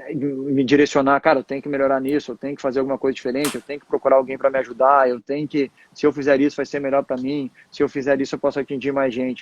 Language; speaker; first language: Portuguese; native; Portuguese